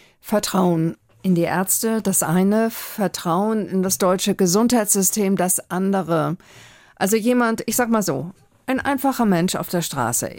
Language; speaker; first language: German; native; German